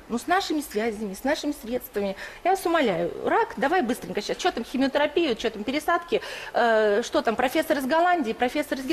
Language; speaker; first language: Russian; native; Russian